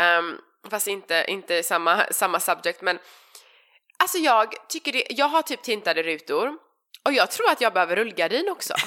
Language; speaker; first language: Swedish; early bilingual, other home language; Persian